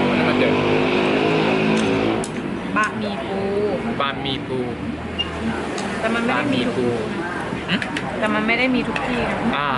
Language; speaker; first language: Thai; native; Thai